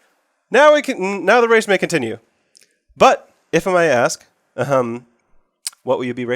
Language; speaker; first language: English; native; English